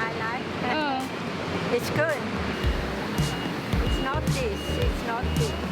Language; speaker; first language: English; non-native, learner; German